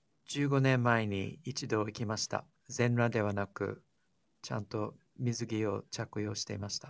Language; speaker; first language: Japanese; non-native, fluent; English